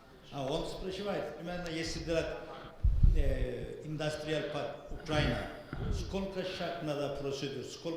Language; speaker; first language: Russian; non-native, learner; Turkish